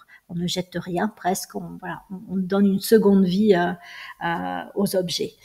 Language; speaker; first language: French; native; French